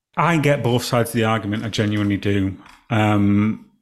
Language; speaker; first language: English; native; English